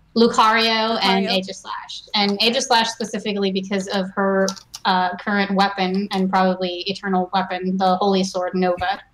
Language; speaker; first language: English; native; English